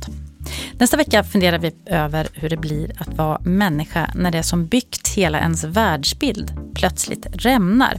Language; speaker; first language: Swedish; native; Swedish